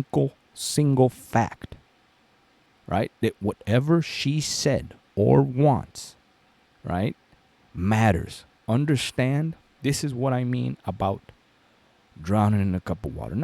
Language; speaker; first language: English; native; English